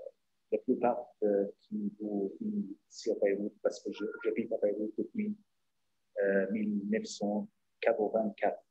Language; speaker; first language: French; non-native, learner; Arabic